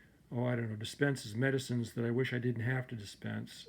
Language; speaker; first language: English; native; English